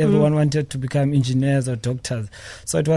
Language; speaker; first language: English; non-native, local second language; Xhosa